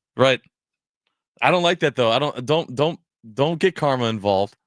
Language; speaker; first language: English; native; English